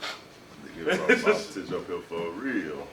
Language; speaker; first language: English; native; English